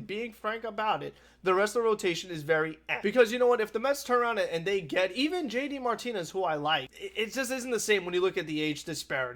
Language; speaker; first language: English; native; English